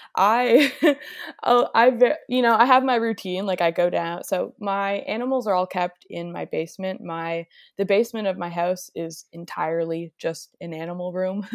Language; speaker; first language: English; native; English